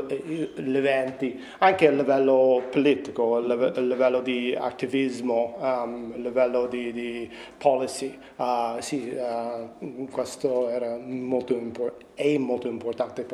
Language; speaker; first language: Italian; non-native, fluent; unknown